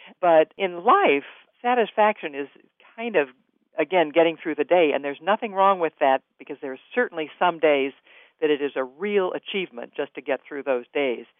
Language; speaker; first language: English; native; English